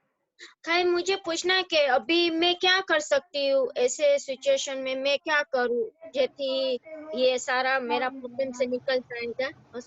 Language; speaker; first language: Hindi; non-native, local second language; Gujarati